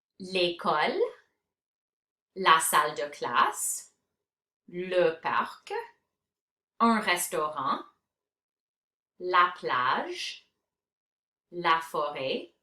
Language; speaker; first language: French; non-native, fluent; English